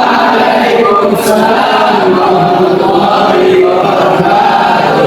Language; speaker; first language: Arabic; non-native, fluent; Indonesian